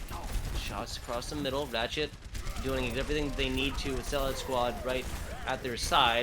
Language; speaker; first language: English; native; English